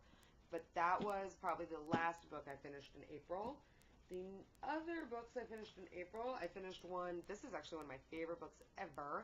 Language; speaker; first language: English; native; English